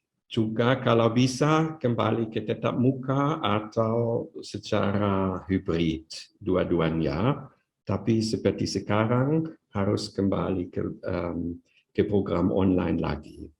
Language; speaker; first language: Indonesian; non-native, fluent; German